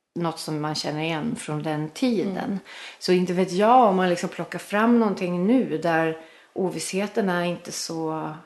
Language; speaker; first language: Swedish; native; Swedish